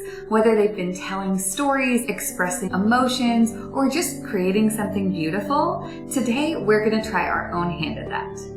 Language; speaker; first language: English; native; English